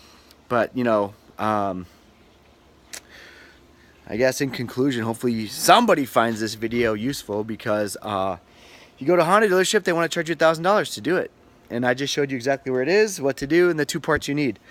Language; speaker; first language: English; native; English